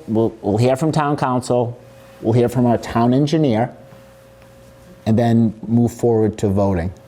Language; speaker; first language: English; native; English